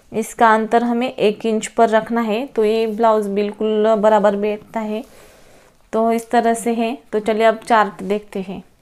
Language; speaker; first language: Hindi; non-native, local second language; Marathi